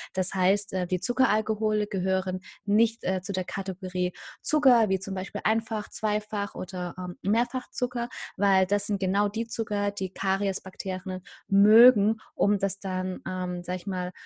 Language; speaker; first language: German; native; German